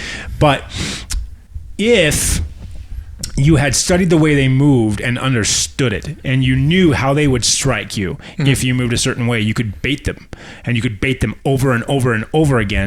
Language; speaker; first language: English; native; English